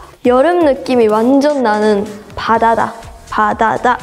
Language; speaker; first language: Korean; native; Korean